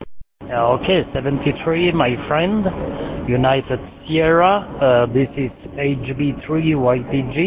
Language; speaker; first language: English; non-native, learner; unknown